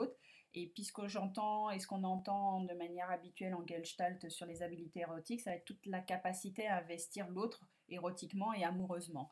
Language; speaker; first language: French; native; French